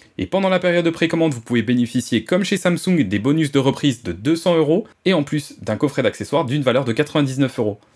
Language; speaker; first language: French; native; French